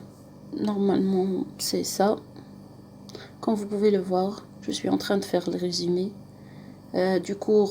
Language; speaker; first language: French; non-native, local second language; Arabic